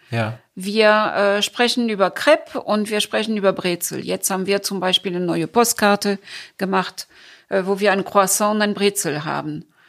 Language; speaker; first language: German; non-native, fluent; French